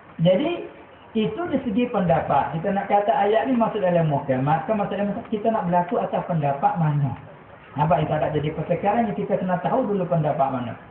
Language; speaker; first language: Malay; native; Malay